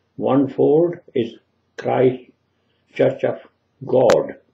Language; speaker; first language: English; non-native, local second language; Punjabi